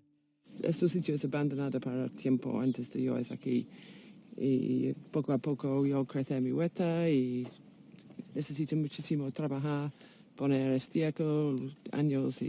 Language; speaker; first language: Spanish; non-native, learner; English